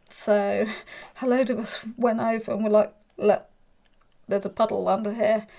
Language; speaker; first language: English; native; English